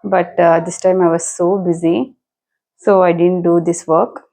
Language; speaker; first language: English; non-native, local second language; Kannada